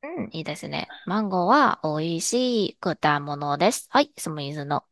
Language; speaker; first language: Japanese; non-native, fluent; Chinese